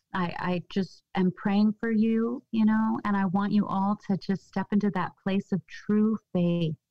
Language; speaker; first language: English; native; English